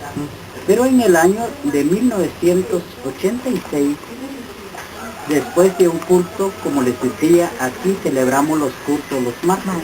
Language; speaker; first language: Spanish; non-native, local second language; Kʼicheʼ